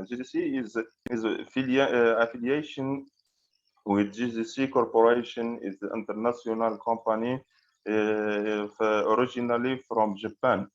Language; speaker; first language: English; non-native, fluent; Arabic